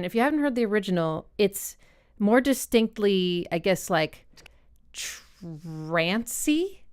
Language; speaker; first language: English; native; English